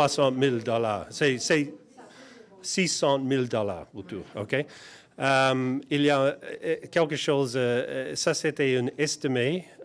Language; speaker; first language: French; non-native, learner; English